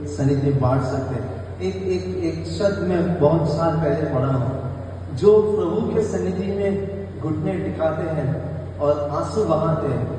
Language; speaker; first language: Hindi; non-native, local second language; Malayalam